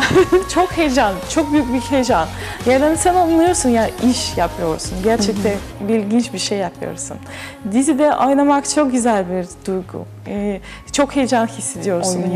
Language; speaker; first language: Turkish; non-native, learner; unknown